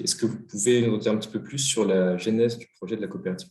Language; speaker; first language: French; native; French